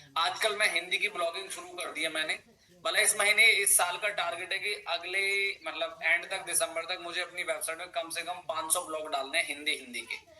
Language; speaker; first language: Hindi; native; Hindi